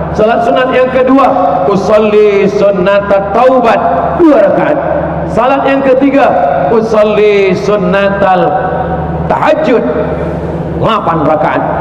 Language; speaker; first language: Malay; native; Malay